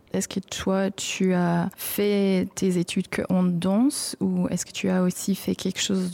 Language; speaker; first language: French; non-native, local second language; Luxembourgish